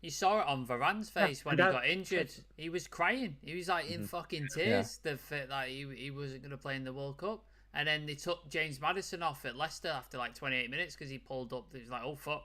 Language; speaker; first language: English; native; English